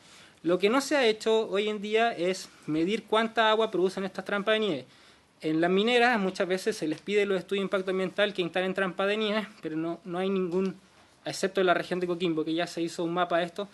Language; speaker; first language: Spanish; native; Spanish